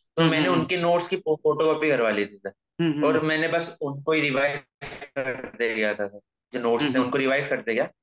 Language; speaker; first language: Hindi; native; Hindi